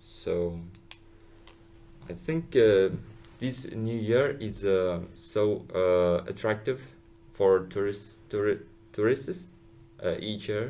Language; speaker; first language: English; non-native, learner; Uzbek